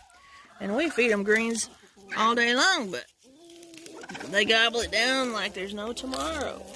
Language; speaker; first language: English; native; English